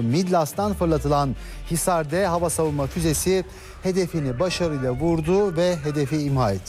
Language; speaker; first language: Turkish; native; Turkish